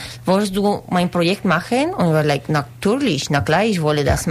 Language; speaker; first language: German; non-native, learner; Spanish